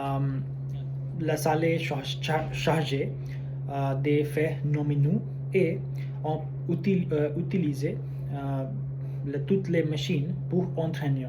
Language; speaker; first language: French; non-native, learner; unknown